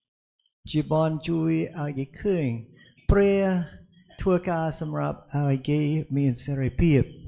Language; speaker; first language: Khmer; non-native, fluent; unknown